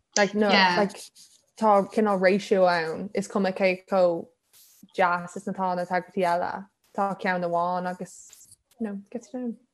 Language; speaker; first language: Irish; non-native, local second language; English